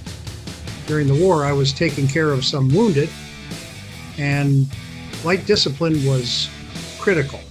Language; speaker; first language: English; native; English